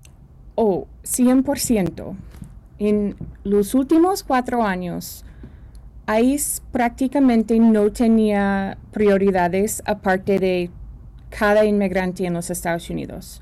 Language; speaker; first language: Spanish; early bilingual, heritage; Spanish